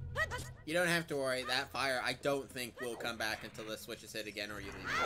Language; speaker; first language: English; native; English